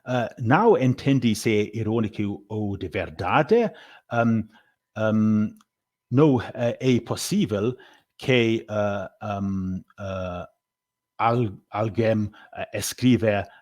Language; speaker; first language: Portuguese; non-native, learner; English